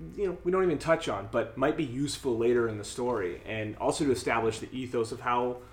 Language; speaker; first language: English; native; English